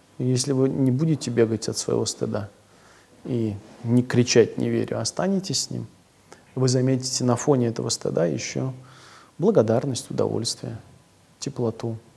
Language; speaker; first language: Russian; native; Russian